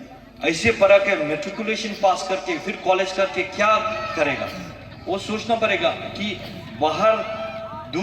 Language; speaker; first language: Hindi; non-native, fluent; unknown